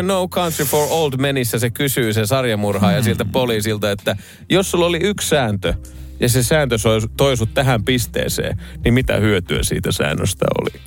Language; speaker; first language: Finnish; native; Finnish